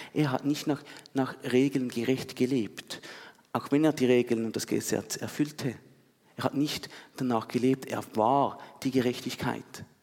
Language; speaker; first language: German; native; German